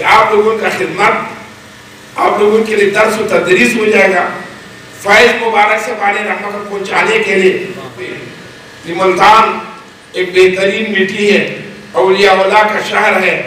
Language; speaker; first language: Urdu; non-native, fluent; Pashto